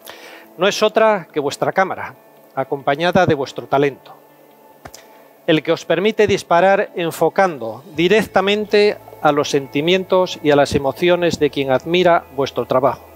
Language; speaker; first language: Spanish; native; Spanish